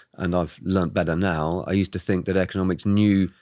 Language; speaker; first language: English; native; English